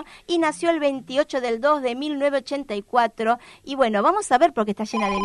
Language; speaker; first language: Spanish; native; Spanish